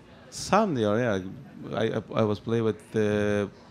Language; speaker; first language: English; non-native, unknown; Persian